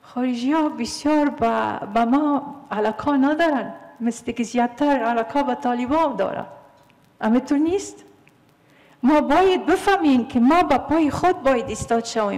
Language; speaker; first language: Persian; non-native, fluent; Arabic